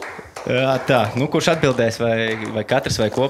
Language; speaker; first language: Latvian; native; Latvian